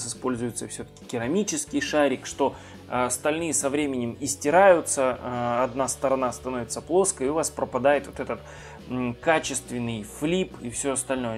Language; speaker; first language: Russian; native; Russian